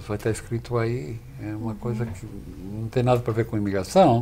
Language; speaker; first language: Portuguese; non-native, fluent; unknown